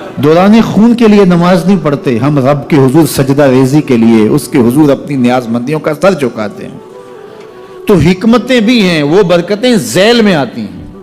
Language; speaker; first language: Urdu; non-native, local second language; Punjabi